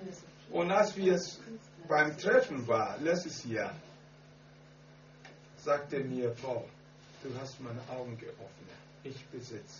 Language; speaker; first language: German; non-native, learner; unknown